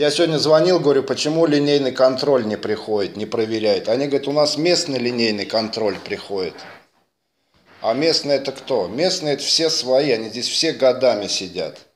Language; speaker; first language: Russian; native; Russian